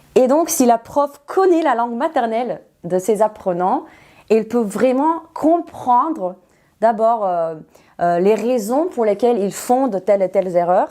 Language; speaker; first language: French; non-native, fluent; Serbian